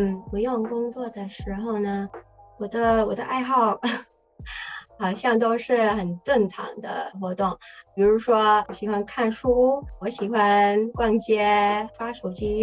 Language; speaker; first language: Chinese; early bilingual, heritage; English